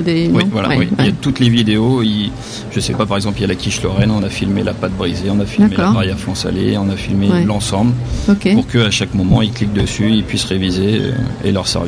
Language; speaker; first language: French; native; French